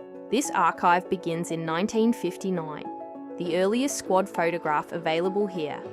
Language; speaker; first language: English; native; English